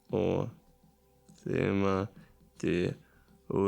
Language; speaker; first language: Portuguese; non-native, learner; German